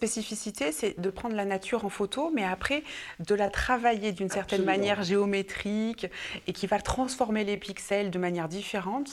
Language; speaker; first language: French; native; French